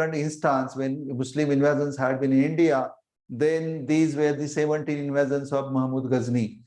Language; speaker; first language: English; non-native, local second language; Marathi